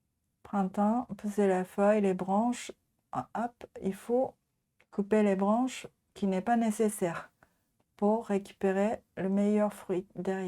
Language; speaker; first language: French; non-native, learner; Japanese